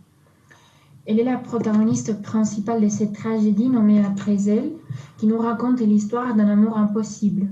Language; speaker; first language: French; non-native, fluent; Spanish